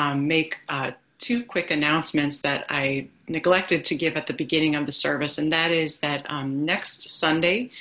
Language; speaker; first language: English; native; English